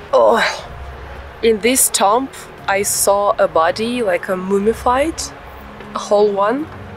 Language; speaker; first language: English; non-native, fluent; Russian